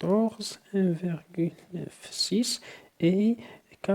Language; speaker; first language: French; non-native, local second language; Arabic